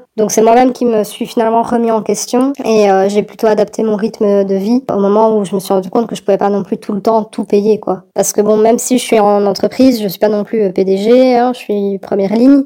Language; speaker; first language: French; native; French